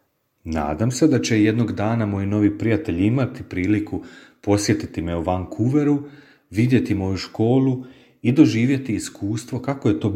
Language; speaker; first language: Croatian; early bilingual, heritage; Croatian